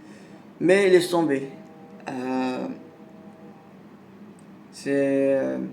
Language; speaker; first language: French; non-native, learner; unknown